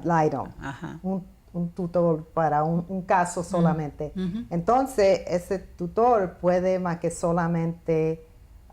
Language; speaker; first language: Spanish; early bilingual, heritage; Spanish